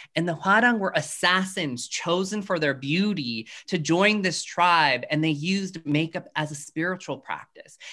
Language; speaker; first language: English; native; English